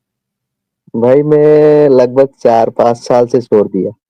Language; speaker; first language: Hindi; non-native, local second language; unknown